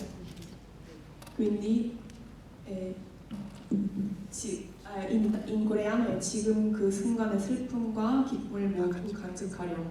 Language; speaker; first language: Italian; non-native, fluent; Korean